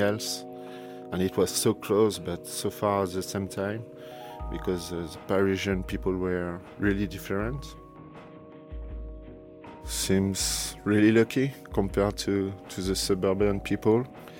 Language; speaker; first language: English; non-native, fluent; French